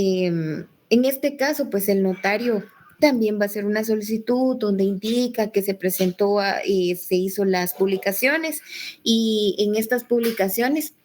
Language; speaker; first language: Spanish; native; Spanish